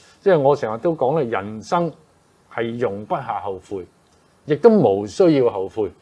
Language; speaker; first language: Chinese; non-native, local second language; Cantonese